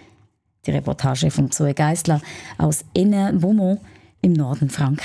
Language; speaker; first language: German; native; German